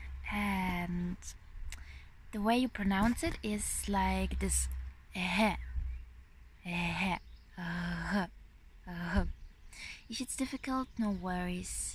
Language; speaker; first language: English; non-native, fluent; Ukrainian